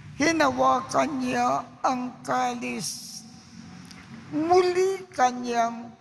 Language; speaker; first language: Filipino; native; Filipino